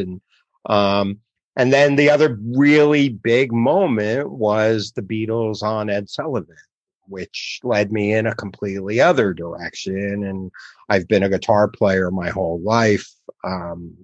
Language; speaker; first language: English; native; English